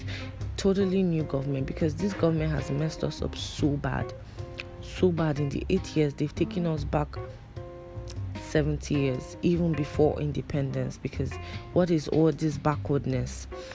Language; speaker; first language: English; non-native, local second language; Igbo